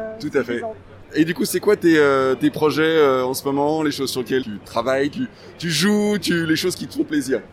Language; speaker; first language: French; native; French